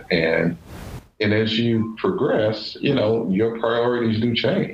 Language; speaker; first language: English; native; English